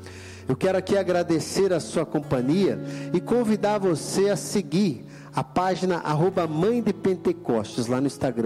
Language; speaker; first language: Portuguese; native; Portuguese